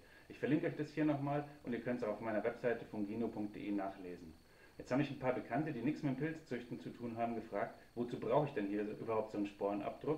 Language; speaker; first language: German; native; German